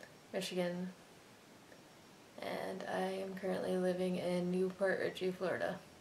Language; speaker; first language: English; native; English